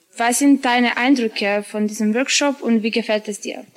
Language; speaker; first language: German; non-native, fluent; Serbian